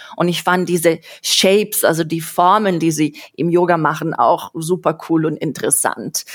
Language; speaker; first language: German; non-native, fluent; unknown